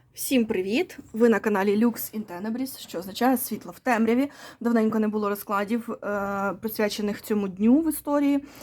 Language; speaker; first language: Ukrainian; non-native, local second language; Russian